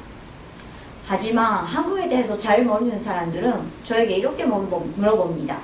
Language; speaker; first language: Korean; non-native, fluent; Japanese